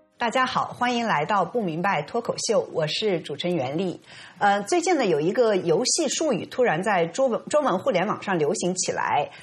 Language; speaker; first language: Chinese; native; Chinese